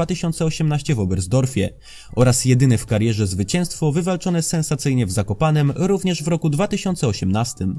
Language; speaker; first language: Polish; native; Polish